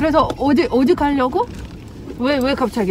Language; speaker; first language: Korean; non-native, fluent; Russian